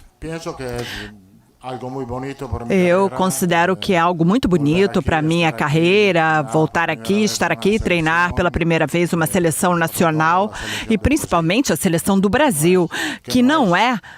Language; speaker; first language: Portuguese; non-native, fluent; Italian